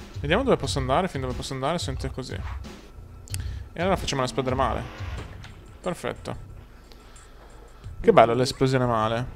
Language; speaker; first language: Italian; native; Italian